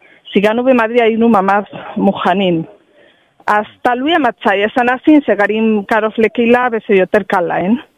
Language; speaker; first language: Hebrew; non-native, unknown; Spanish